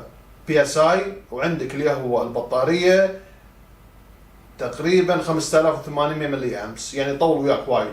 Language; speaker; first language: Arabic; native; Arabic